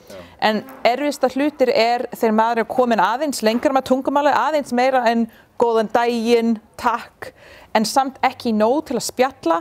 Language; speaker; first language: Icelandic; non-native, fluent; English